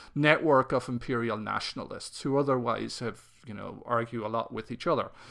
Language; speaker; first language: English; native; English